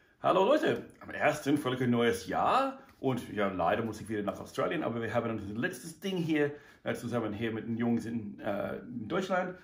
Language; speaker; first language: German; non-native, learner; English